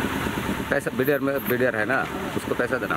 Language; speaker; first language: Hindi; non-native, learner; Bangla